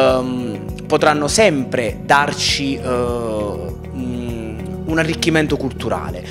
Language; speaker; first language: Italian; native; Italian